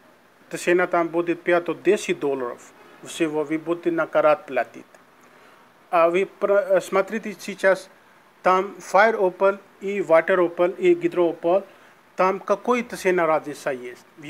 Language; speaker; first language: Russian; non-native, learner; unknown